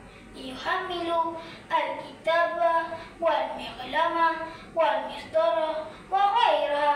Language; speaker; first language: Arabic; non-native, learner; Malay